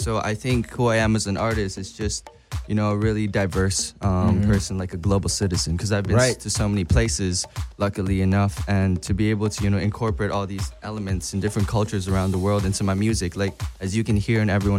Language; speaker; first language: English; non-native, local second language; Cantonese